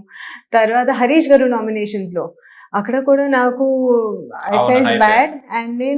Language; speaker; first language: Telugu; non-native, learner; Hindi